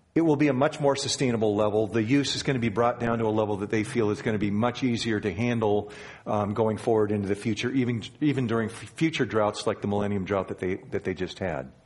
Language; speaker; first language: English; native; English